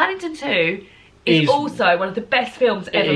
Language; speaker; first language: English; native; English